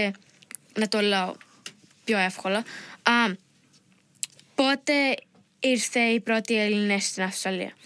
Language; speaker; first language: Greek; early bilingual, heritage; English